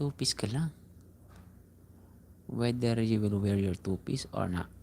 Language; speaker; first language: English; non-native, local second language; Filipino